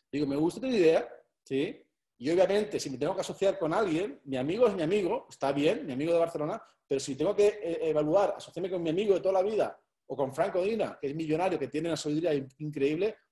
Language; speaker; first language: Spanish; native; Spanish